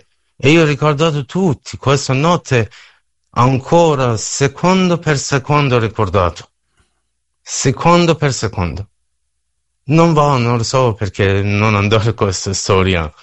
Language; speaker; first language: Italian; non-native, learner; Persian